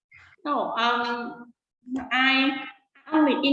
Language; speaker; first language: English; non-native, fluent; Vietnamese